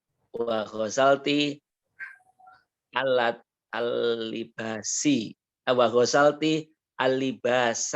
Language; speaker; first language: Arabic; non-native, learner; Indonesian